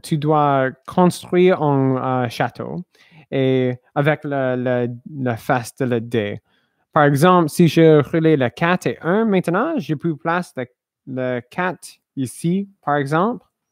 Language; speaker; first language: French; non-native, learner; English